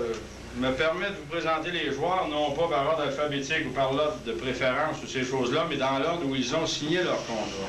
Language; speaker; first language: French; native; French